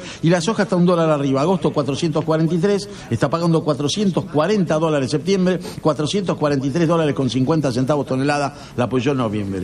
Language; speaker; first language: Spanish; native; Spanish